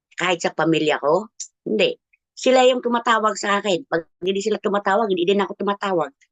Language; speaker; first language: Filipino; non-native, local second language; Cebuano